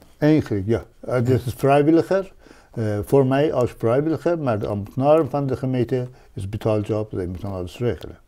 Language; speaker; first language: Dutch; non-native, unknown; Persian